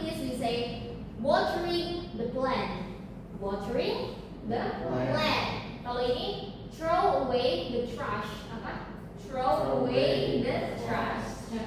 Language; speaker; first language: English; non-native, learner; Indonesian